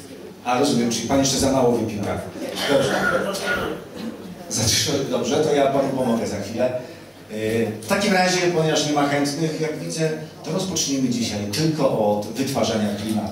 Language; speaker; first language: Polish; native; Polish